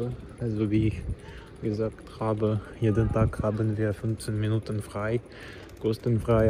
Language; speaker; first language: German; non-native, learner; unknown